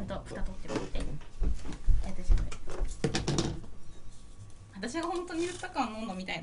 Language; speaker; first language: Japanese; native; Japanese